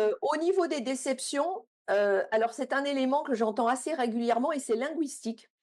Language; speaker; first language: French; native; French